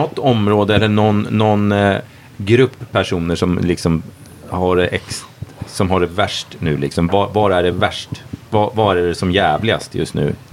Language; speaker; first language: Swedish; native; Swedish